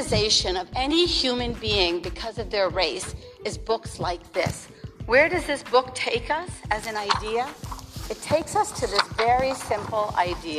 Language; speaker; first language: English; early bilingual, other home language; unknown